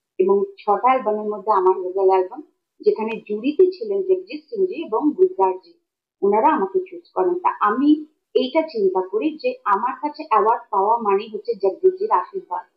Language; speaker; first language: Bangla; native; Bangla